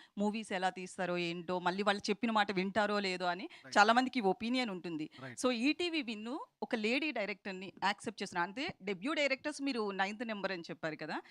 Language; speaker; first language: Telugu; native; Telugu